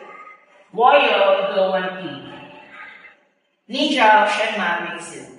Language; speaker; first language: Chinese; non-native, learner; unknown